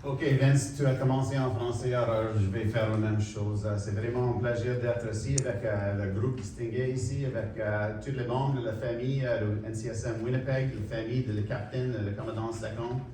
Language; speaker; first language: French; non-native, learner; English